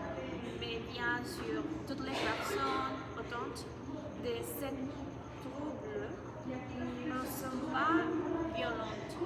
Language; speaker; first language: French; non-native, learner; Spanish